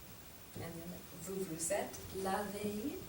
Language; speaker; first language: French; non-native, fluent; English